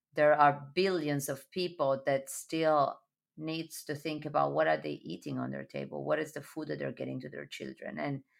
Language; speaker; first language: English; non-native, fluent; Italian